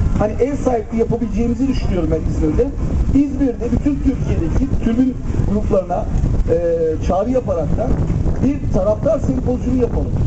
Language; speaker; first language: Turkish; native; Turkish